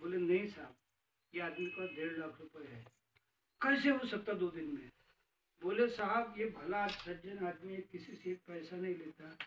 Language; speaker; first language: Hindi; non-native, local second language; Marathi